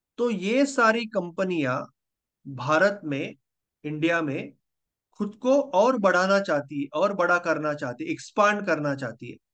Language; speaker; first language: Hindi; non-native, local second language; Marathi